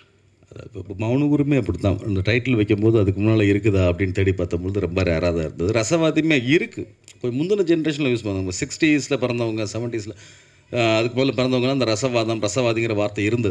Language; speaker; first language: Tamil; native; Tamil